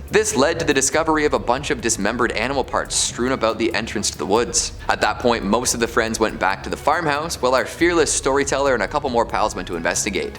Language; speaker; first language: English; native; English